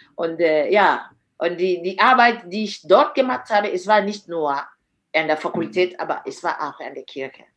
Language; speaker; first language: German; non-native, fluent; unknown